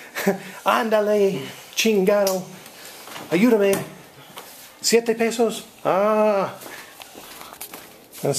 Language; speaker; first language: Spanish; non-native, learner; English